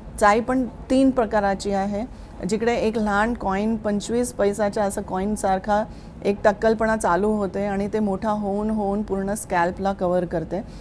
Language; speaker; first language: Marathi; non-native, local second language; Hindi